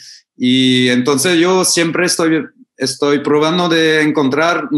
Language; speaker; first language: Spanish; non-native, fluent; French